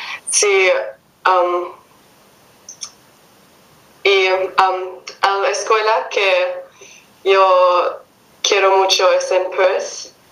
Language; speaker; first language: Spanish; non-native, learner; English